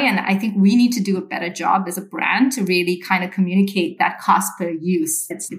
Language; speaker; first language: English; non-native, local second language; Sinhala